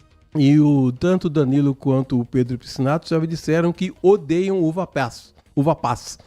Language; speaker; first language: Portuguese; native; Portuguese